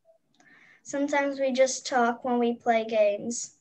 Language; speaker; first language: English; non-native, learner; Croatian